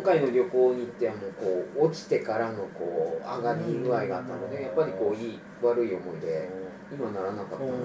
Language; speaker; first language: Japanese; native; Japanese